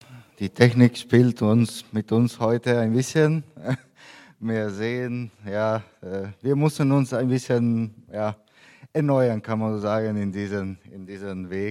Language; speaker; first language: German; non-native, fluent; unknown